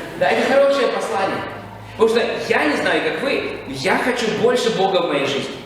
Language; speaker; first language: Russian; native; Russian